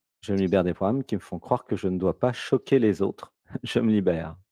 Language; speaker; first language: French; native; French